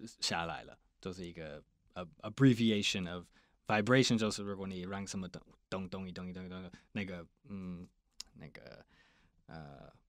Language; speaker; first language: Chinese; non-native, fluent; English